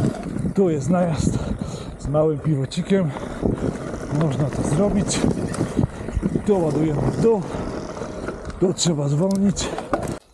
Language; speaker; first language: Polish; native; Polish